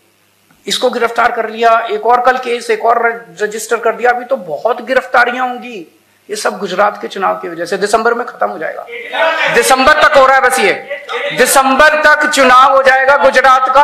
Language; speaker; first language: Hindi; native; Hindi